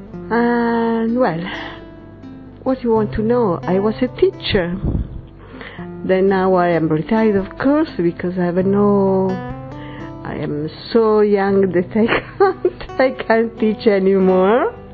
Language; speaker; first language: English; non-native, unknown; Italian